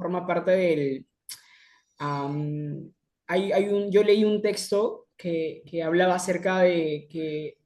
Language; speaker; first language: Spanish; native; Spanish